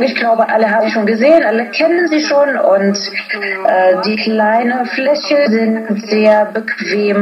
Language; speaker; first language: German; non-native, fluent; Russian